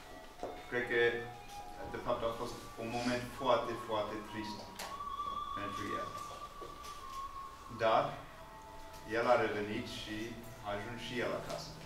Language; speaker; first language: Romanian; non-native, fluent; English